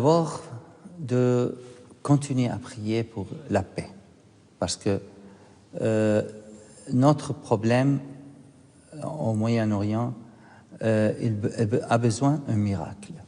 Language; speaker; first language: French; non-native, fluent; Arabic